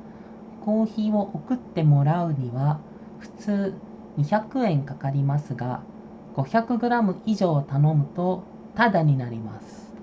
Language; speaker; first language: Japanese; non-native, fluent; Indonesian